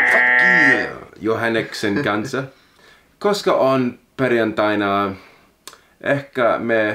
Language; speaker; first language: Finnish; non-native, learner; English